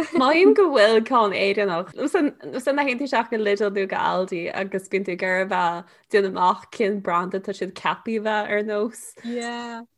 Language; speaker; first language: Irish; non-native, local second language; English